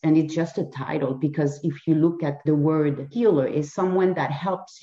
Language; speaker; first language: English; non-native, fluent; French